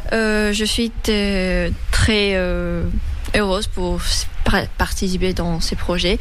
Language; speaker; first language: French; early bilingual, other home language; Spanish